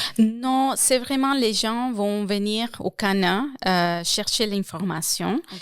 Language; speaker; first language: French; non-native, fluent; Spanish